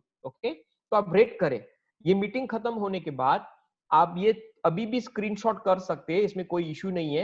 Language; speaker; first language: Hindi; native; Hindi